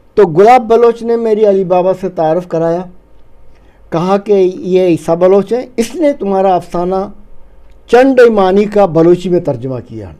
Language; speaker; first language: Urdu; non-native, local second language; Baluchi